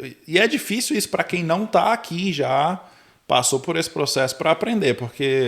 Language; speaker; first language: Portuguese; native; Portuguese